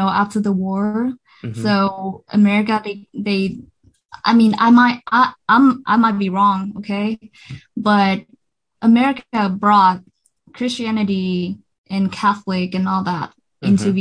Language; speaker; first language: English; non-native, fluent; Vietnamese